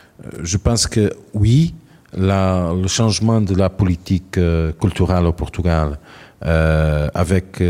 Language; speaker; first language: French; non-native, learner; Portuguese